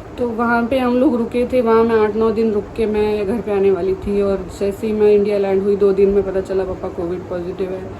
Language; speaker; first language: Hindi; non-native, local second language; Marathi